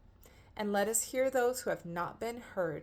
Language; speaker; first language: English; native; English